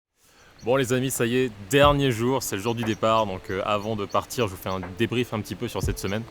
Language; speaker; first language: French; native; French